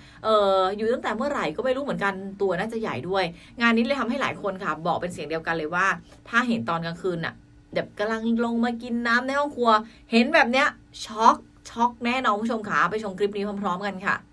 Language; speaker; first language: Thai; native; Thai